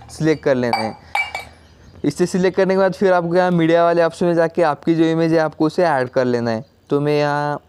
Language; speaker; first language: Hindi; non-native, local second language; Marathi